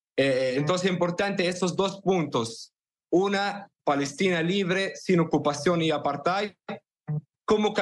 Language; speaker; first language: Spanish; non-native, fluent; Arabic